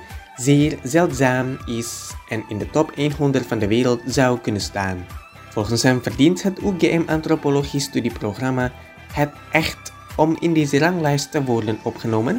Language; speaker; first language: Dutch; non-native, fluent; Indonesian